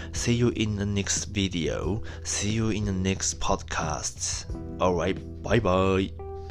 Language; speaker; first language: English; non-native, learner; Japanese